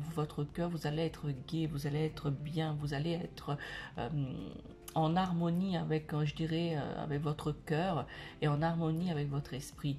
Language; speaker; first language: French; native; French